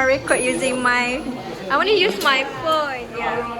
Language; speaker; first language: English; non-native, local second language; Malay